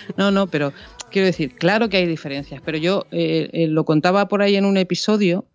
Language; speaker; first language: Spanish; native; Spanish